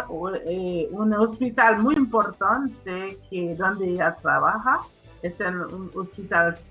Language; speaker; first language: Spanish; non-native, fluent; Haitian Creole